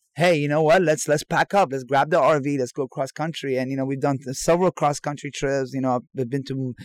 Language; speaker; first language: English; non-native, fluent; Persian